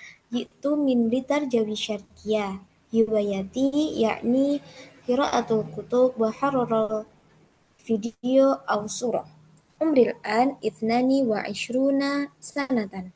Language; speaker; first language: Arabic; non-native, learner; Indonesian